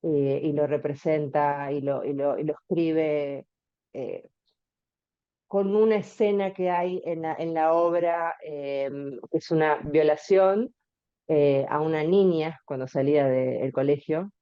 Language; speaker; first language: Spanish; native; Spanish